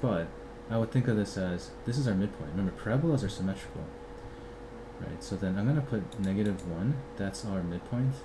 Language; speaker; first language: English; native; English